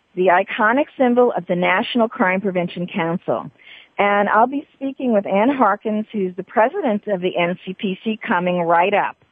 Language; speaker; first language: English; native; English